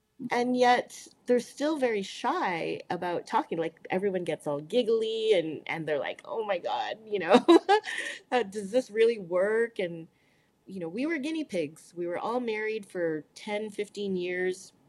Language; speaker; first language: English; native; English